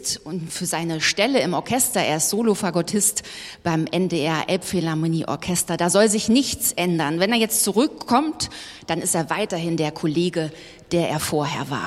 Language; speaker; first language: German; native; German